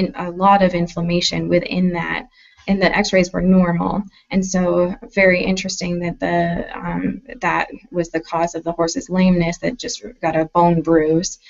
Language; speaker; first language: English; native; English